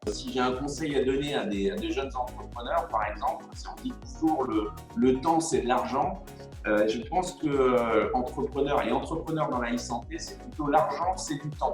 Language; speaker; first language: French; native; French